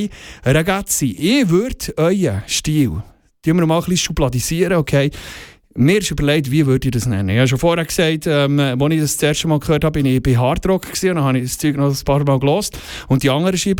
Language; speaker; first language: German; native; German